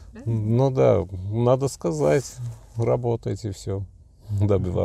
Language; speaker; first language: Russian; non-native, learner; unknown